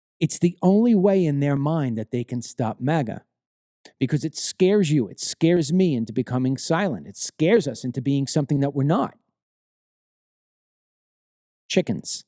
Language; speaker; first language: English; native; English